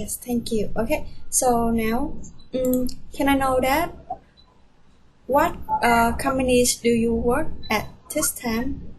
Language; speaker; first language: English; non-native, fluent; Vietnamese